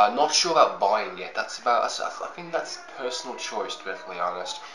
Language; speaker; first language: English; native; English